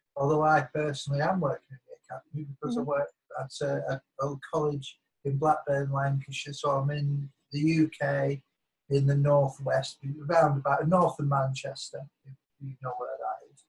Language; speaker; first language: English; native; English